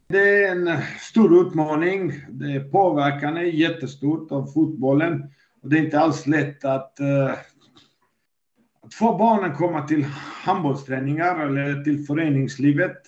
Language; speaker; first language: Swedish; non-native, fluent; Serbian